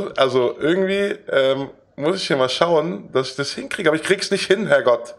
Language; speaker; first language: German; native; German